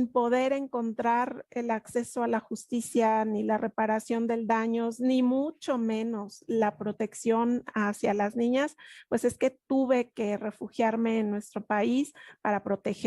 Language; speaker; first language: Spanish; native; Spanish